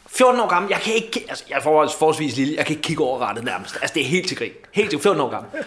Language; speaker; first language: Danish; native; Danish